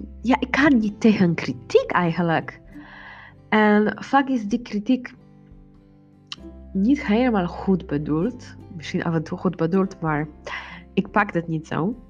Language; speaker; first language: Dutch; non-native, learner; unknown